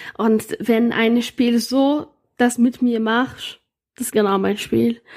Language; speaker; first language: German; non-native, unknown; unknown